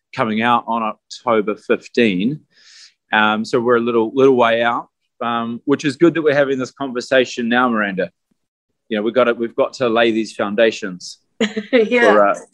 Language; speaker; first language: English; native; English